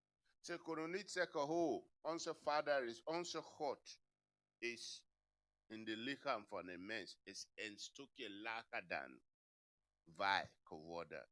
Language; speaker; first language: Dutch; non-native, fluent; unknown